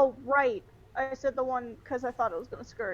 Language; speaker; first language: English; native; English